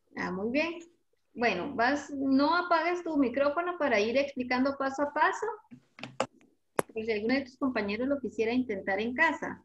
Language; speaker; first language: Spanish; native; Spanish